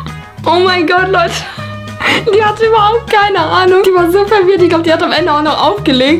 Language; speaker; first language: German; native; German